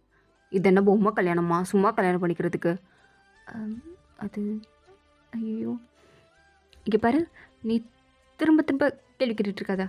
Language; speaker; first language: Tamil; native; Tamil